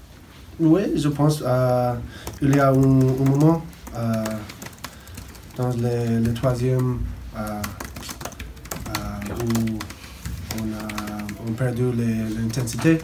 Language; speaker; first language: French; non-native, learner; English